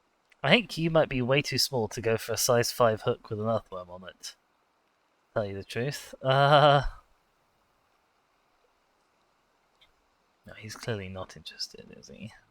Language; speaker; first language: English; native; English